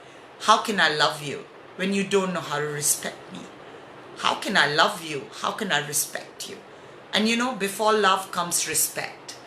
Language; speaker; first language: English; non-native, local second language; Hindi